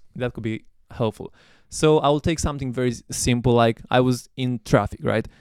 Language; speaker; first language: English; non-native, fluent; Romanian